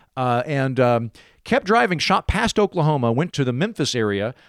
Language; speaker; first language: English; native; English